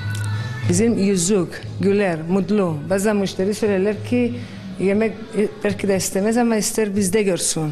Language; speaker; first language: Turkish; non-native, local second language; Arabic